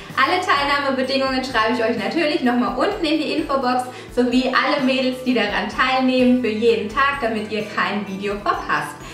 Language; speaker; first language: German; early bilingual, other home language; Italian